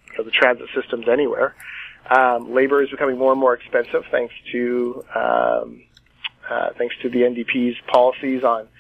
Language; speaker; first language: English; native; English